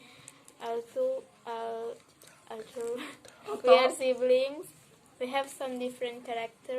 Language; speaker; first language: English; non-native, learner; Indonesian